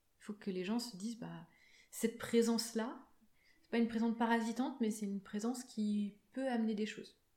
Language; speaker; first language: French; native; French